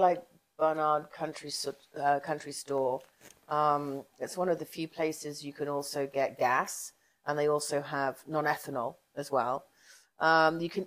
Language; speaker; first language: English; native; English